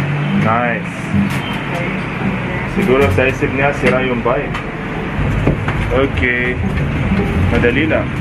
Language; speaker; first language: Filipino; non-native, learner; Arabic